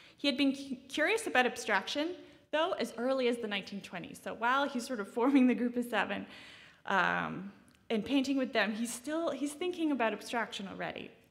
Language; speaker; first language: English; native; English